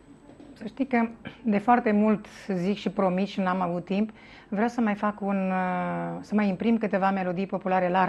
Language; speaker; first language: Romanian; native; Romanian